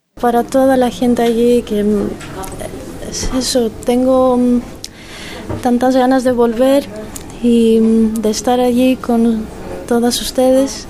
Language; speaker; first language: Spanish; non-native, fluent; Greek